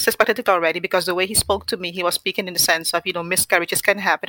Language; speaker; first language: English; non-native, fluent; Dutch